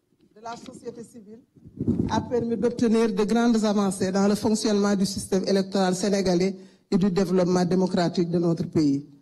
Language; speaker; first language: French; non-native, local second language; Wolof